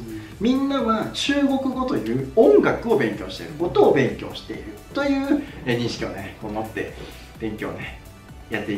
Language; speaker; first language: Japanese; native; Japanese